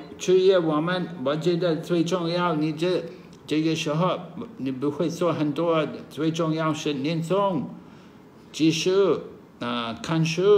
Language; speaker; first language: Chinese; non-native, learner; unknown